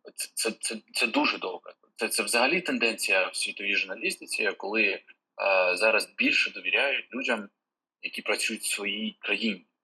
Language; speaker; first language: Ukrainian; native; Ukrainian